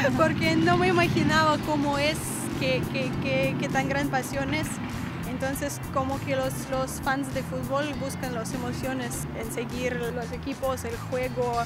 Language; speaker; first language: Spanish; non-native, fluent; Russian